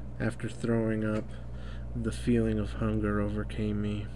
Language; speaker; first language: English; native; English